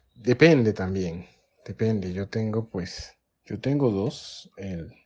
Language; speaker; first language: Spanish; native; Spanish